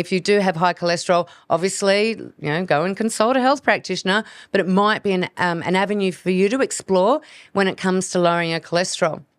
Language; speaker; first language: English; native; English